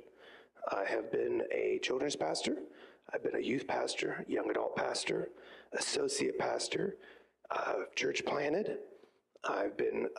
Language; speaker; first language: English; native; English